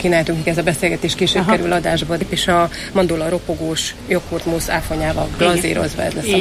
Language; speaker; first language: Hungarian; native; Hungarian